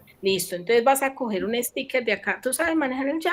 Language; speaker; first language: Spanish; native; Spanish